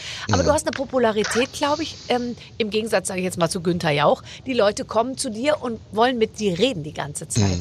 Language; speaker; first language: German; native; German